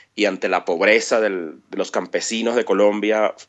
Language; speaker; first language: Spanish; native; Spanish